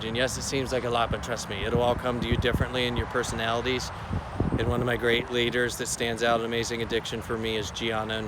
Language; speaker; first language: English; native; English